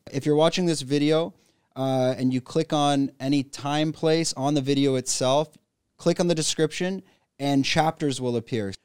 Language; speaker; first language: English; native; English